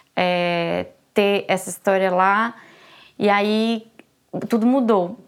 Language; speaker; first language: Portuguese; native; Portuguese